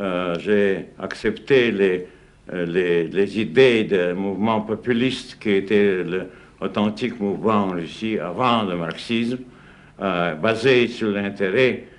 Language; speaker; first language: French; non-native, fluent; Russian